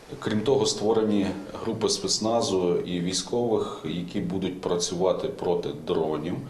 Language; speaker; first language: Ukrainian; native; Ukrainian